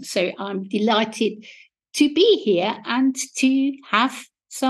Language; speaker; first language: English; non-native, fluent; German